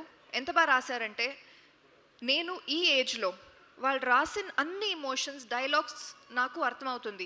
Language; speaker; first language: Telugu; non-native, local second language; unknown